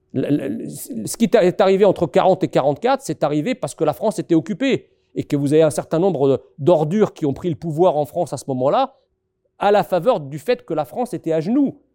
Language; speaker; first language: French; early bilingual, other home language; Arabic